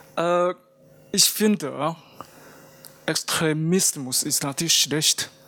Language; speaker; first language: German; non-native, fluent; Chinese